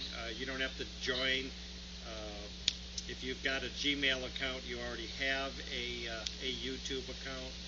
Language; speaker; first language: English; native; English